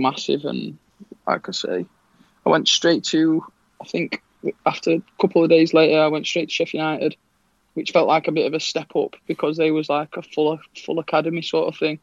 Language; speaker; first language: English; native; English